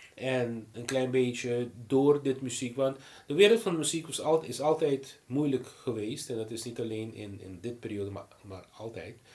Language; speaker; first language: Dutch; non-native, local second language; Papiamento